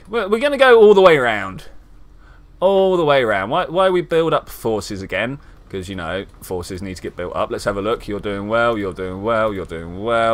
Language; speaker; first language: English; native; English